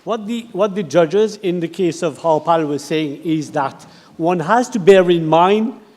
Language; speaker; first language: English; non-native, local second language; Morisyen